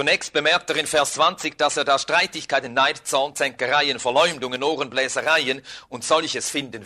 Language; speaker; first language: German; native; German